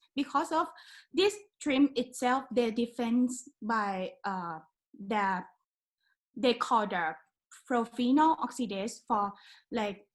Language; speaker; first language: English; non-native, learner; Thai